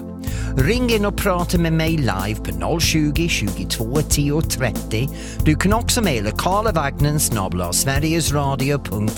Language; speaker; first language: Swedish; non-native, fluent; English